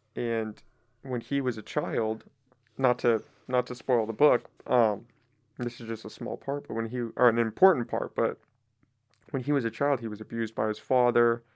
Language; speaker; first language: English; early bilingual, other home language; Spanish